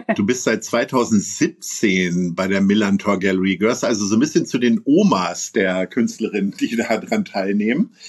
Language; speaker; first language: German; native; German